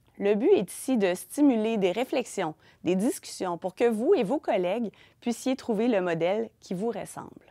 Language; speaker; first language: French; native; French